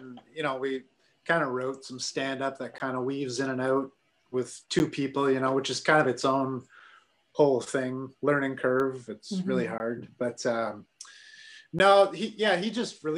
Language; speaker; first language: English; native; English